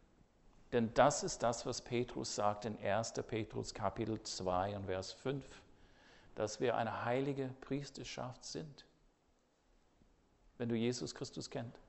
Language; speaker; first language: German; non-native, fluent; English